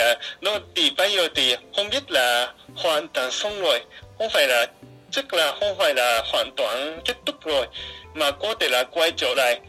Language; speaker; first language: Vietnamese; non-native, fluent; Japanese